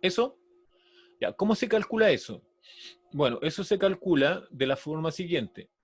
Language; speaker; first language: Spanish; native; Spanish